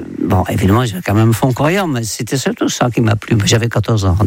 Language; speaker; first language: French; non-native, fluent; Dutch